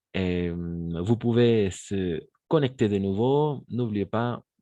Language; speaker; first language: French; non-native, fluent; Spanish